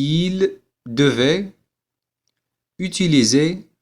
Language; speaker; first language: French; non-native, fluent; Arabic